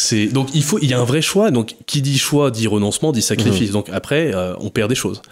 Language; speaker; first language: French; native; French